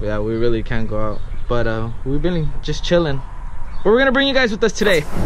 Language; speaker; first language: English; early bilingual, other home language; Spanish